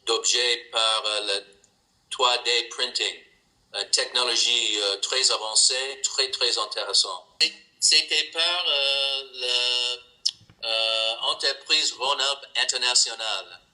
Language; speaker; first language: French; non-native, learner; English